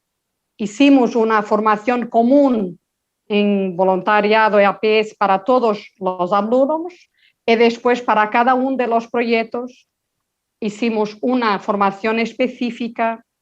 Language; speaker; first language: Spanish; non-native, local second language; Portuguese